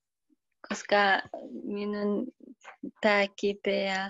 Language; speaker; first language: Finnish; non-native, learner; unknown